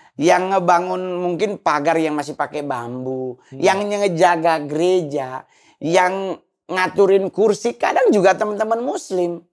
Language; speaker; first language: Indonesian; native; Indonesian